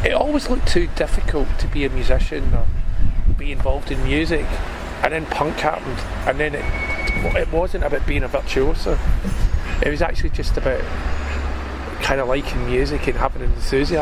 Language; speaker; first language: English; native; English